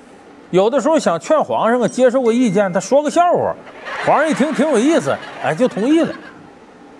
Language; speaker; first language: Chinese; native; Chinese